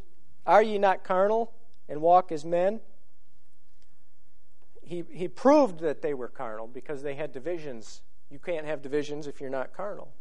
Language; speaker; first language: English; native; English